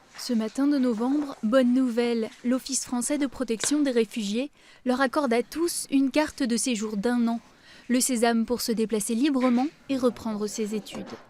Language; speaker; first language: French; native; French